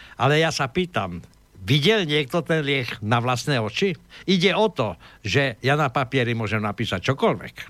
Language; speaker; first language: Slovak; native; Slovak